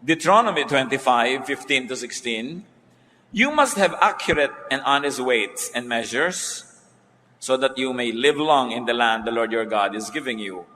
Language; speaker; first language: English; non-native, local second language; Filipino